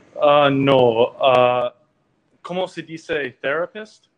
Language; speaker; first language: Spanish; non-native, learner; English